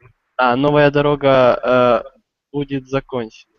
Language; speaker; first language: Russian; non-native, learner; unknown